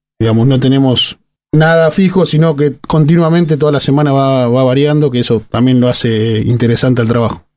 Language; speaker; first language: Spanish; native; Spanish